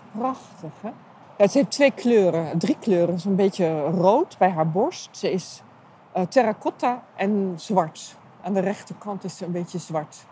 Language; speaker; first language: Dutch; native; Dutch